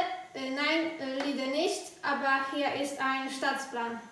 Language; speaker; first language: German; non-native, learner; Polish